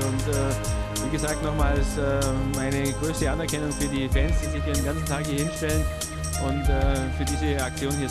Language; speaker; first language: German; native; German